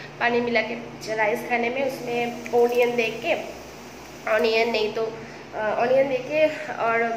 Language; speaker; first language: Hindi; non-native, local second language; Bangla